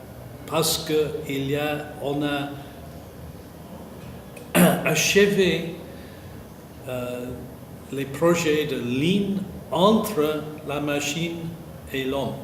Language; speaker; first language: French; non-native, fluent; English